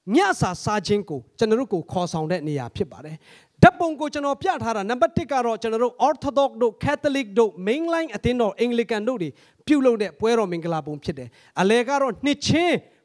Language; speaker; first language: Burmese; non-native, local second language; Hakha Chin